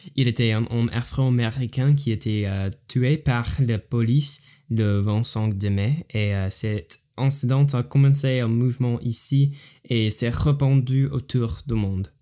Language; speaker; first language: French; non-native, learner; English